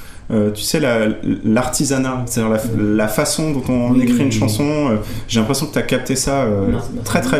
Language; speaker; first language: French; native; French